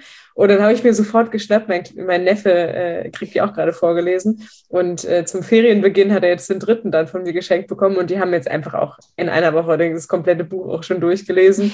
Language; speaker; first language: German; native; German